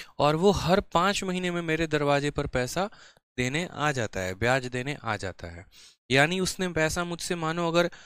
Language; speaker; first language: Hindi; native; Hindi